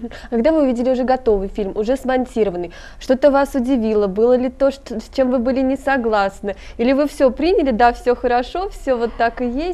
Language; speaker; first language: Russian; native; Russian